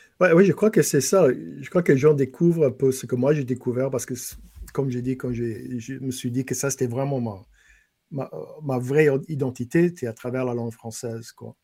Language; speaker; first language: French; non-native, local second language; English